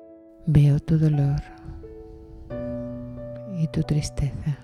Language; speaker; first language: Spanish; native; Spanish